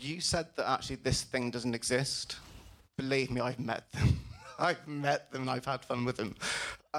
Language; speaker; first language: English; native; English